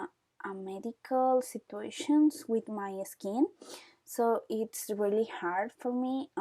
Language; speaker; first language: English; non-native, learner; Spanish